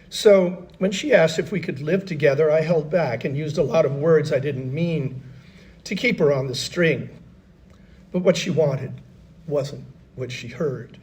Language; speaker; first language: English; native; English